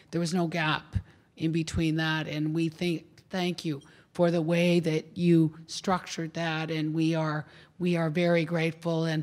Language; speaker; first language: English; native; English